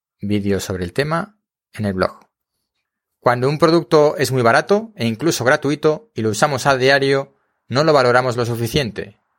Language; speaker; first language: Spanish; native; Spanish